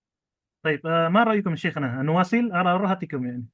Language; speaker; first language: Arabic; non-native, fluent; Indonesian